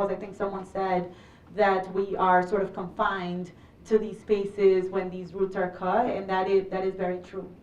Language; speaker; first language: English; early bilingual, other home language; Spanish